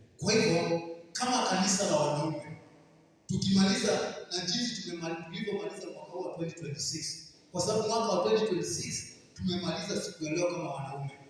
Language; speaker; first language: Swahili; non-native, local second language; Kamba